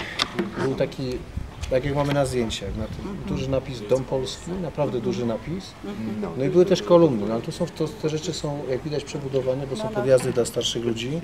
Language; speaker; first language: Polish; native; Polish